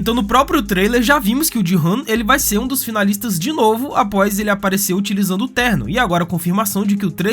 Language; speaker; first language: Portuguese; native; Portuguese